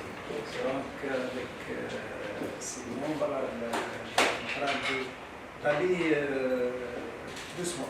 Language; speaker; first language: French; non-native, local second language; Arabic